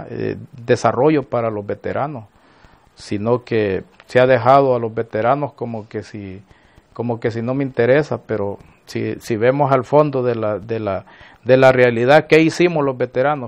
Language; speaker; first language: Spanish; native; Spanish